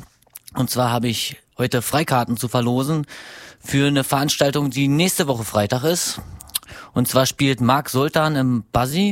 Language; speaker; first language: German; native; German